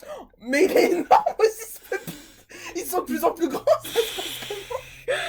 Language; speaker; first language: French; native; French